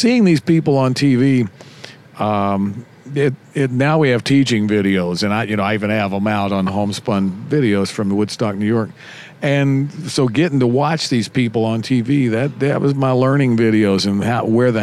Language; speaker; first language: English; native; English